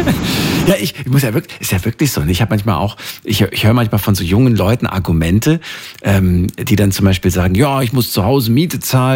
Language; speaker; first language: German; native; German